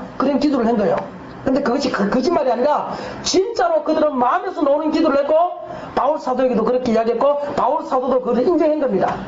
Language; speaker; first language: Korean; native; Korean